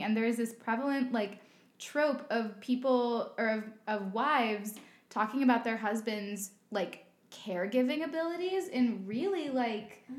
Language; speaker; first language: English; native; English